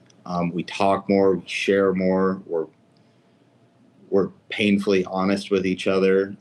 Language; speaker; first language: English; native; English